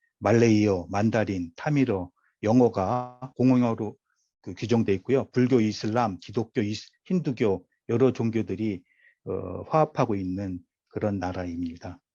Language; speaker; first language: Korean; native; Korean